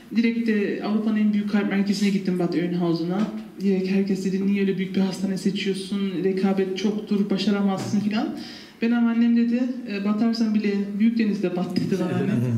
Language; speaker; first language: Turkish; early bilingual, heritage; Turkish